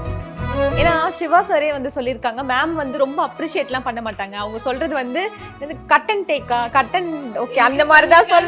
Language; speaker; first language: Tamil; native; Tamil